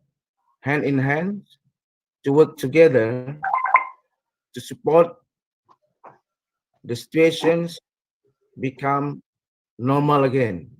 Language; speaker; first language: English; non-native, fluent; Indonesian